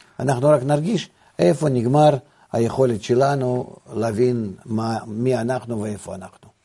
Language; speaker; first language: Hebrew; non-native, fluent; Russian